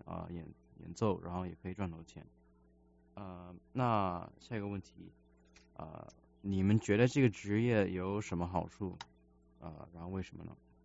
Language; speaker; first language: Chinese; early bilingual, heritage; Chinese